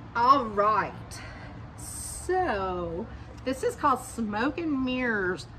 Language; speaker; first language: English; native; English